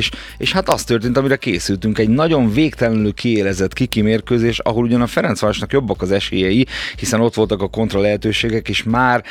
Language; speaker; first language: Hungarian; native; Hungarian